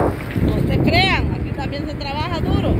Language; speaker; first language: Spanish; native; Spanish